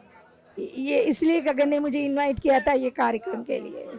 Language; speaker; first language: Hindi; non-native, fluent; Sinhala